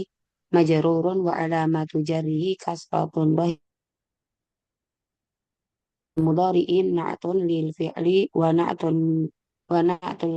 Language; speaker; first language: Arabic; non-native, learner; Indonesian